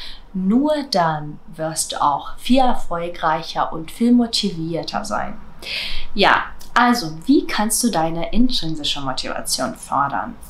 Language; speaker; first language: German; non-native, fluent; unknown